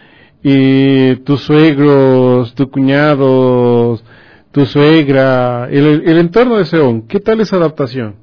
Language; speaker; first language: Spanish; native; Spanish